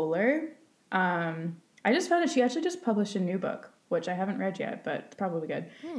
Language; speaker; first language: English; native; English